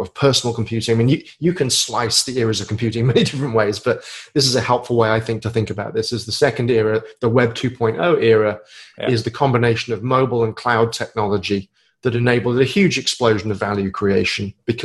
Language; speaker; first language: English; native; English